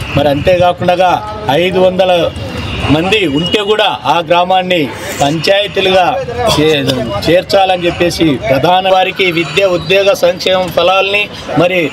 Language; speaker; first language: Telugu; native; Telugu